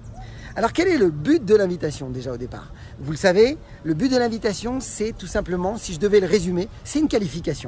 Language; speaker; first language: French; native; French